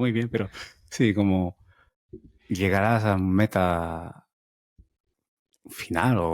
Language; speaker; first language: Spanish; non-native, learner; Japanese